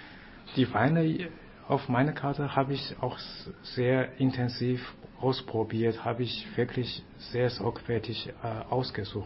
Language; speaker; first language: German; non-native, fluent; Chinese